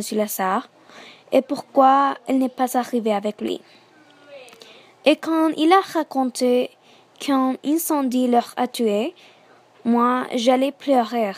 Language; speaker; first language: French; non-native, learner; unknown